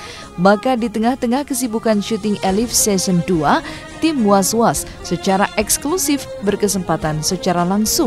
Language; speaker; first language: Indonesian; native; Indonesian